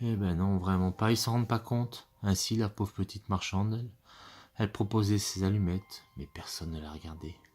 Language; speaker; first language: French; native; French